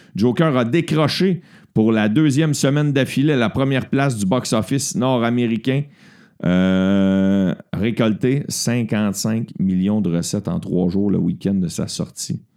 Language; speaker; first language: French; native; French